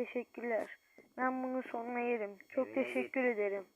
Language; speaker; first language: Turkish; native; Turkish